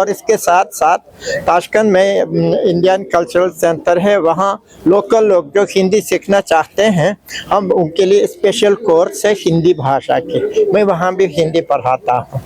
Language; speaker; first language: Hindi; non-native, fluent; Uzbek